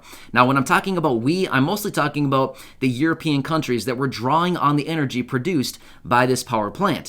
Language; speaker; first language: English; native; English